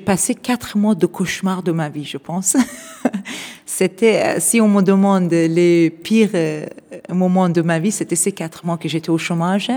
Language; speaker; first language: French; non-native, fluent; Persian